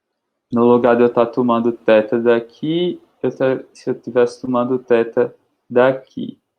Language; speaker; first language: Portuguese; native; Portuguese